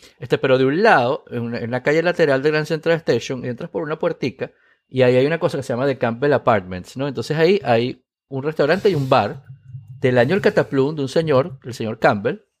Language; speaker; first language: Spanish; native; Spanish